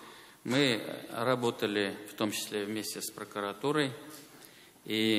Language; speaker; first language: Russian; native; Russian